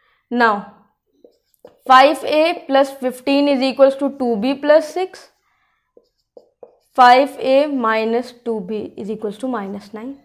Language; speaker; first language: English; non-native, local second language; Hindi